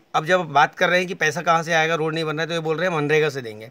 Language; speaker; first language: Hindi; native; Hindi